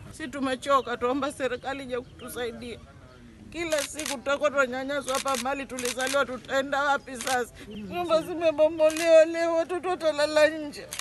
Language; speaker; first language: Swahili; native; Swahili